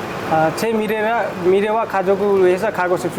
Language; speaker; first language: Korean; non-native, learner; Nepali